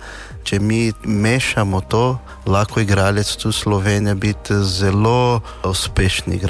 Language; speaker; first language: Slovenian; non-native, fluent; Portuguese